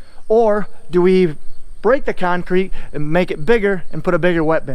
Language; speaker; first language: English; native; English